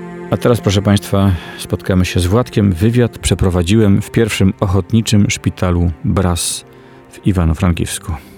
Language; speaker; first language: Polish; native; Polish